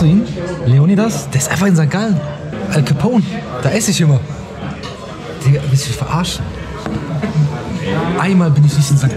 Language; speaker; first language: German; native; German